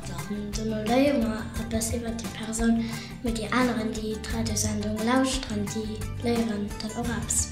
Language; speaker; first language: German; non-native, local second language; Luxembourgish